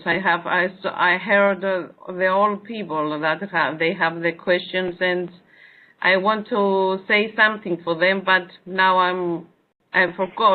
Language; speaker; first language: English; non-native, learner; Greek